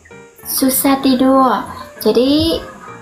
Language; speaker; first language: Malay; non-native, learner; Vietnamese